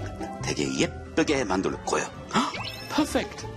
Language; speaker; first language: Korean; non-native, fluent; English